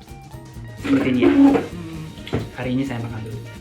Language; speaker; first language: Indonesian; non-native, learner; Japanese